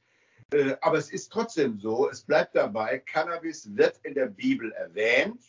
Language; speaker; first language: German; native; German